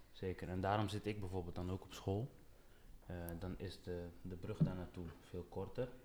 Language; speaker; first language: Dutch; early bilingual, other home language; Papiamento